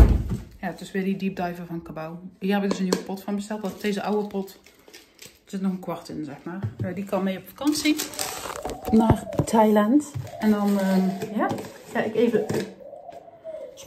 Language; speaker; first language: Dutch; native; Dutch